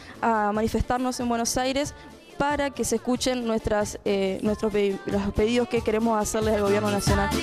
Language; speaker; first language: Spanish; native; Spanish